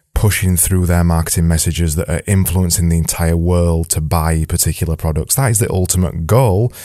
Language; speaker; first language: English; native; English